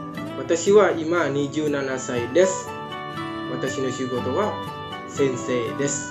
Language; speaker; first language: Japanese; non-native, fluent; Indonesian